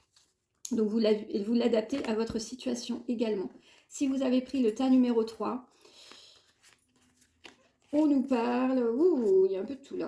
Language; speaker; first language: French; native; French